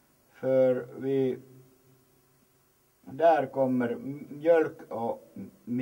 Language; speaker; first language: Swedish; non-native, learner; Finnish